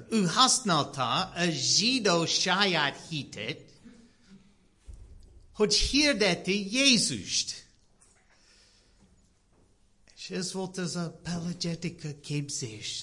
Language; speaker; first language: Hungarian; non-native, learner; English